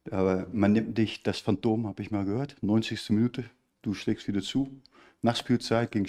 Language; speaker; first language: German; native; German